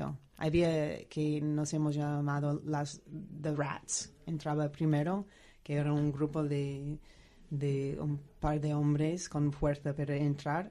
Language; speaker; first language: Spanish; non-native, fluent; English